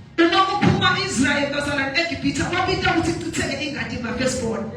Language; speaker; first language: Zulu; non-native, local second language; Swati